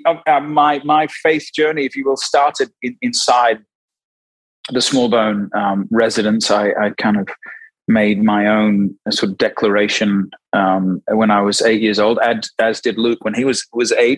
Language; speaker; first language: English; native; English